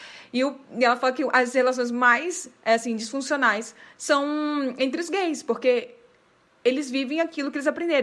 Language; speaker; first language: Portuguese; native; Portuguese